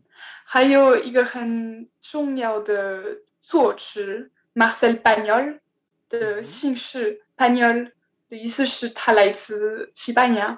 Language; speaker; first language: Chinese; non-native, learner; French